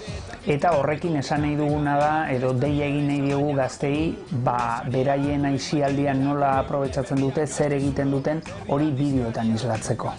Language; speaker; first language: Basque; native; Basque